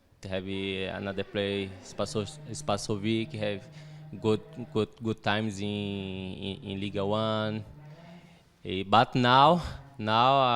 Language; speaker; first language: English; non-native, learner; Portuguese